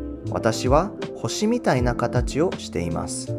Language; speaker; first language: Japanese; non-native, learner; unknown